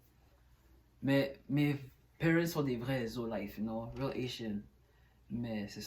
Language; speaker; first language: French; early bilingual, other home language; Haitian Creole